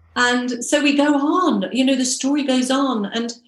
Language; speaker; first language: English; native; English